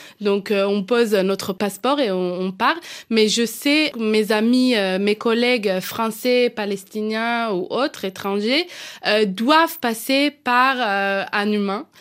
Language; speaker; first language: French; non-native, fluent; Hebrew